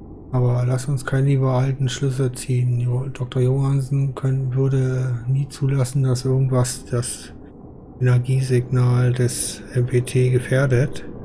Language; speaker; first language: German; native; German